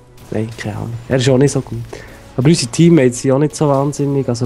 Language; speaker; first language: German; native; German